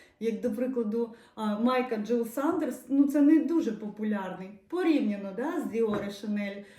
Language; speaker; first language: Ukrainian; non-native, local second language; Russian